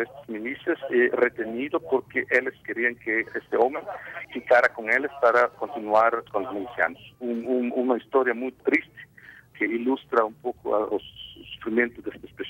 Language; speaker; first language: Portuguese; non-native, fluent; Spanish